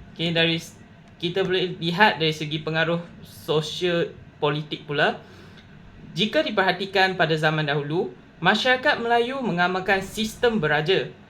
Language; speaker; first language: Malay; non-native, local second language; Chinese